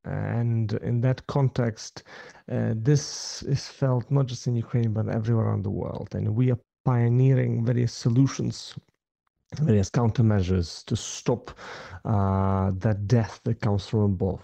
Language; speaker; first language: English; non-native, fluent; Ukrainian